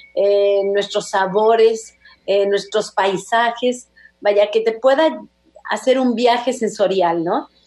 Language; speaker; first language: Spanish; native; Spanish